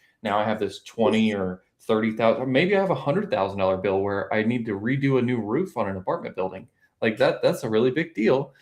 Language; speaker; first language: English; native; English